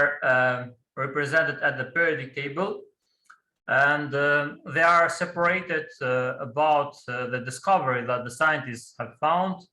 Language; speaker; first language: English; non-native, fluent; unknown